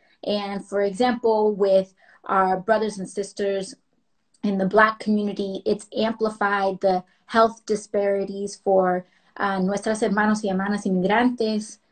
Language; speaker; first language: English; native; English